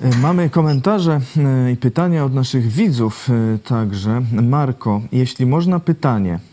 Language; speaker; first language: Polish; native; Polish